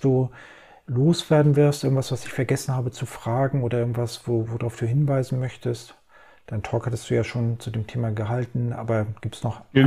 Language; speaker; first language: German; native; German